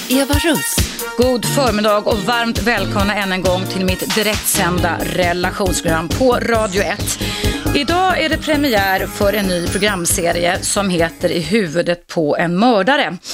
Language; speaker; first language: Swedish; native; Swedish